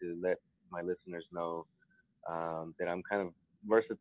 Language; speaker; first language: English; native; English